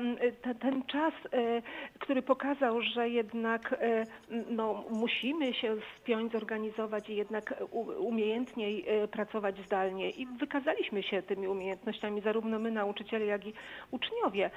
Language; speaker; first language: Polish; native; Polish